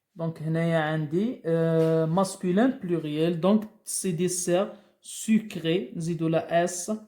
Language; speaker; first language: French; non-native, local second language; Arabic